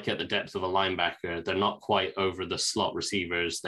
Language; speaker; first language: English; native; English